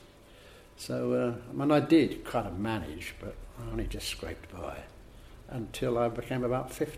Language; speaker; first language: English; native; English